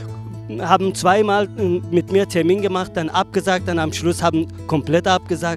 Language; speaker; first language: German; non-native, learner; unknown